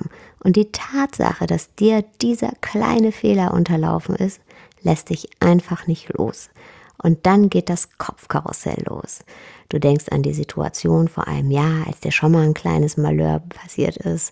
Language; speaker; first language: German; native; German